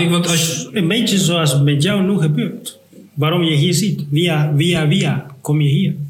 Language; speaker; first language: Dutch; non-native, fluent; Spanish